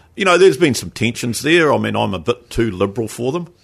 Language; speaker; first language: English; native; English